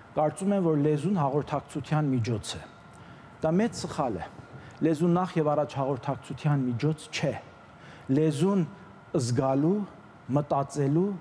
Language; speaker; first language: Armenian; early bilingual, heritage; Armenian